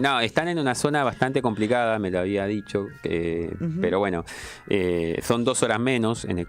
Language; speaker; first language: Spanish; native; Spanish